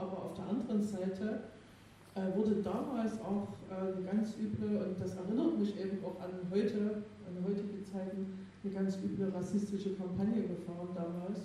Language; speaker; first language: German; native; German